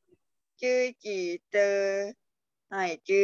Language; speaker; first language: Chinese; non-native, learner; Thai